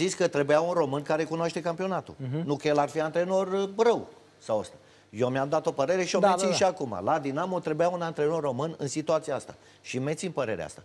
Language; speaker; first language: Romanian; native; Romanian